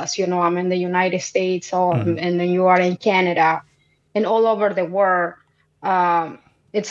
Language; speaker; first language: English; non-native, fluent; Quechua